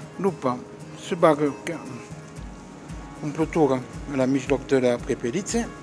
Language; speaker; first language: Romanian; non-native, learner; French